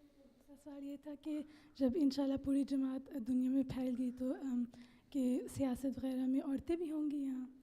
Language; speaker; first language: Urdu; early bilingual, heritage; Urdu